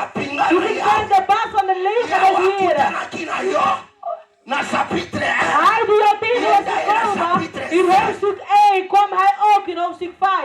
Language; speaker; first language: Dutch; non-native, fluent; Lingala